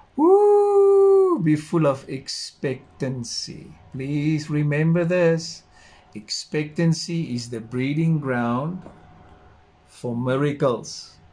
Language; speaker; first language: English; non-native, local second language; Afrikaans